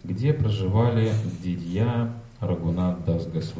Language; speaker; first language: Russian; native; Russian